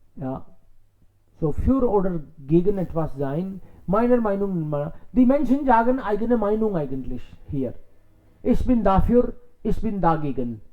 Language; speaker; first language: German; non-native, fluent; Hindi